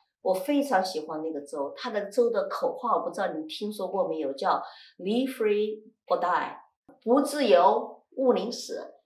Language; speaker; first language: Chinese; native; Chinese